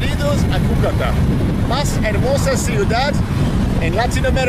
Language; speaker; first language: Spanish; non-native, learner; English